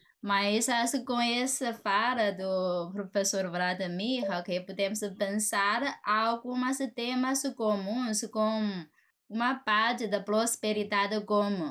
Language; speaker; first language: Portuguese; non-native, fluent; Chinese